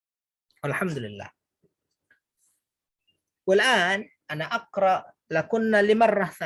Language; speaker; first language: Arabic; non-native, fluent; Indonesian